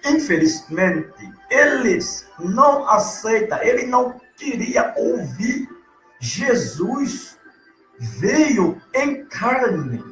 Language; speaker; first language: Portuguese; non-native, learner; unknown